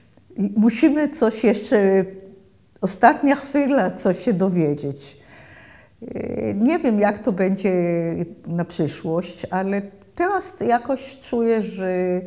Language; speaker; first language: Polish; early bilingual, heritage; Polish